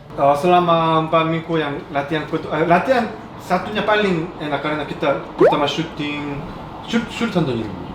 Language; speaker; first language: Indonesian; non-native, learner; Korean